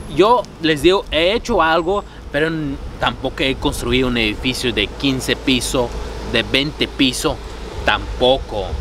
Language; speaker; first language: Spanish; non-native, fluent; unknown